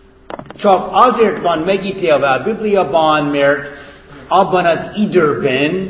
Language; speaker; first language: Hungarian; non-native, fluent; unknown